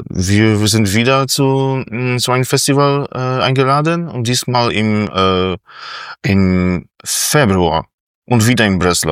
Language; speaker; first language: German; non-native, fluent; Polish